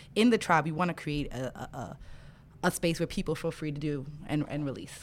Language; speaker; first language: English; native; English